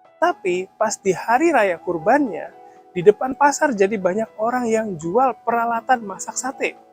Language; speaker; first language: Indonesian; native; Indonesian